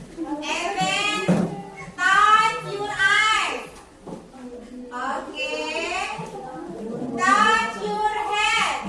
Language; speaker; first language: English; non-native, learner; Indonesian